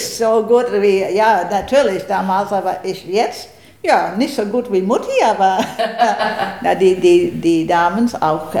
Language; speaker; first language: German; early bilingual, heritage; German